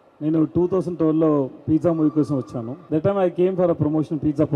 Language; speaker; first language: Telugu; non-native, learner; Tamil